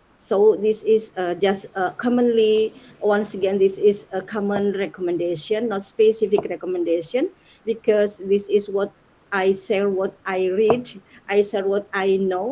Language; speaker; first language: English; non-native, learner; Indonesian